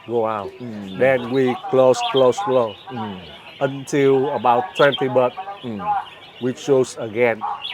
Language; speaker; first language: English; non-native, learner; Vietnamese